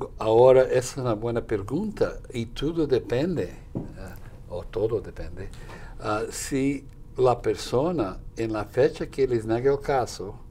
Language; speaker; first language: Spanish; non-native, fluent; Portuguese